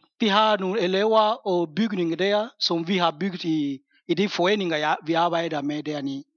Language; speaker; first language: Danish; non-native, fluent; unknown